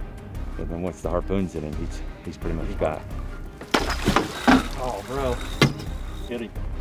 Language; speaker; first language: English; native; English